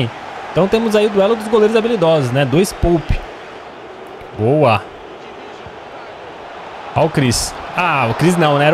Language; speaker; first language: Portuguese; native; Portuguese